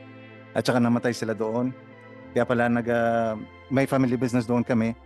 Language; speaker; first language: Filipino; non-native, learner; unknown